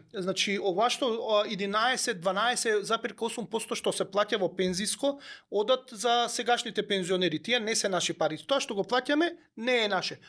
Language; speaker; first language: Macedonian; native; Macedonian